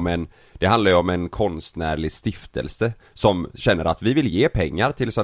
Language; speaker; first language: Swedish; native; Swedish